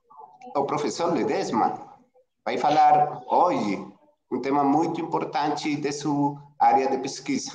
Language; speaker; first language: Spanish; non-native, learner; Portuguese